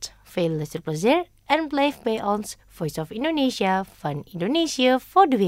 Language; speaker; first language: Dutch; non-native, fluent; Indonesian